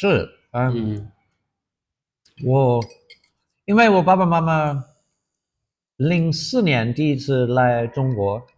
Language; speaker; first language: Chinese; non-native, fluent; English